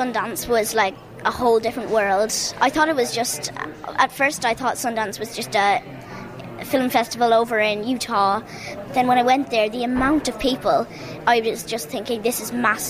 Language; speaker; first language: English; native; English